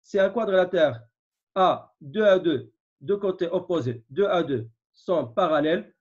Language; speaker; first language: French; non-native, local second language; Arabic